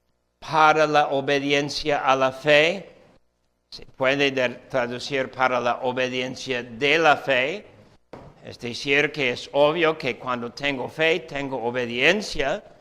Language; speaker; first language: Spanish; non-native, fluent; English